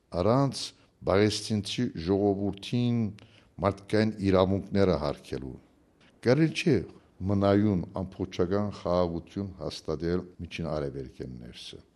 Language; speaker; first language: Armenian; early bilingual, heritage; Armenian